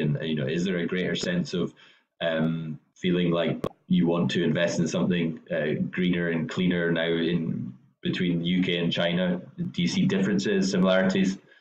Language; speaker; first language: English; native; English